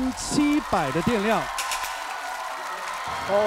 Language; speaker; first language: Chinese; native; Chinese